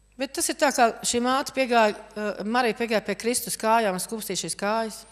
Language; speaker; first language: Latvian; native; Latvian